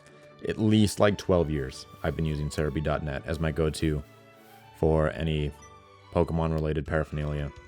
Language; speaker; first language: English; native; English